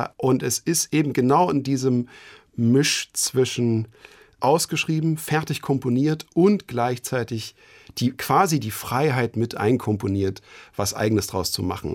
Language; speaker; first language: German; native; German